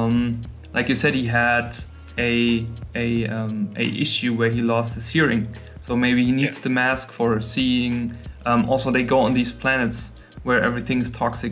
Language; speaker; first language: English; non-native, fluent; German